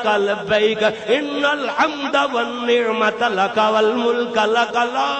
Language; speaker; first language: Urdu; non-native, local second language; Punjabi